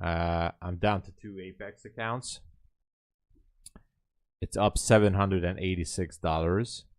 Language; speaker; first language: English; non-native, fluent; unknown